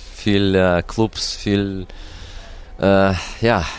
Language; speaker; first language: German; non-native, fluent; Russian